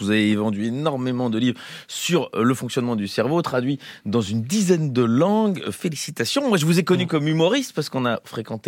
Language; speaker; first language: French; native; French